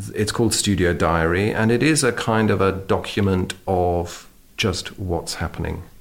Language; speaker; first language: English; native; English